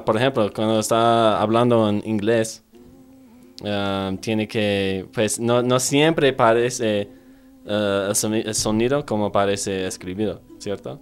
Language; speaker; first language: Spanish; non-native, fluent; English